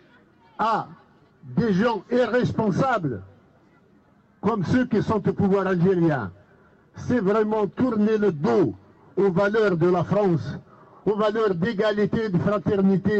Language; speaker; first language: French; non-native, local second language; Kabyle